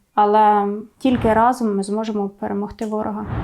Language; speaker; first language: Ukrainian; native; Ukrainian